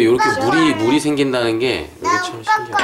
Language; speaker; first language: Korean; native; Korean